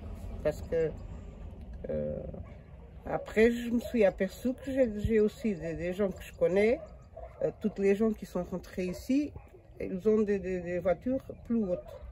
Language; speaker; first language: French; non-native, learner; Portuguese